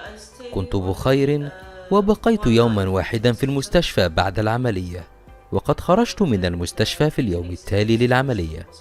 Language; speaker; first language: Arabic; native; Arabic